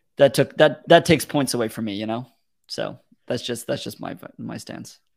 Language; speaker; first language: English; early bilingual, other home language; Russian